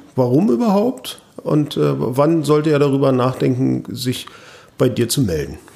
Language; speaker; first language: German; native; German